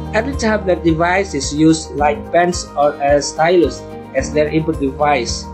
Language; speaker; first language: English; non-native, fluent; Indonesian